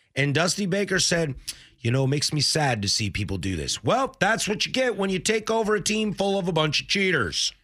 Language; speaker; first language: English; native; English